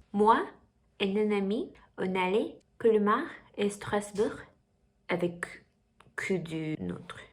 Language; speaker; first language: French; non-native, learner; Japanese